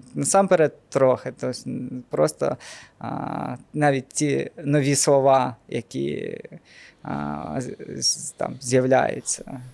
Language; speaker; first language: Ukrainian; non-native, local second language; Russian